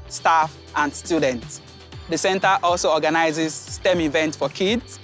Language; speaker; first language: English; non-native, local second language; Yoruba